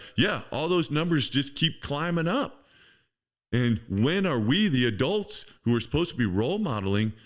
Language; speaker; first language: English; native; English